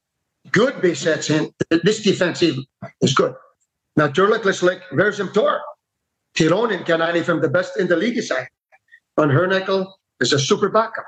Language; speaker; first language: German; non-native, fluent; English